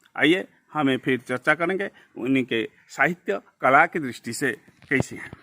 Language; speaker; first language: Hindi; non-native, local second language; Odia